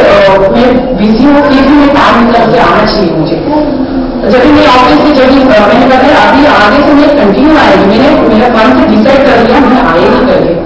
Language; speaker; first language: Hindi; non-native, local second language; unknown